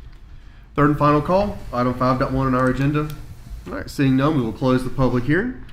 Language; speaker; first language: English; native; English